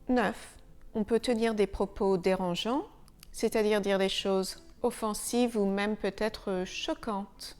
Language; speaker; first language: French; native; French